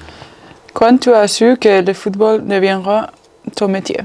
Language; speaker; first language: French; non-native, fluent; Spanish